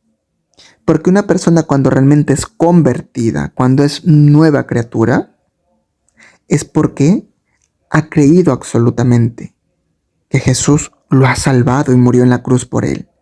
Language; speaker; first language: Spanish; native; Spanish